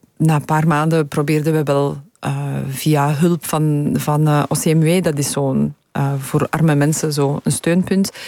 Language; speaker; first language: Dutch; early bilingual, other home language; Polish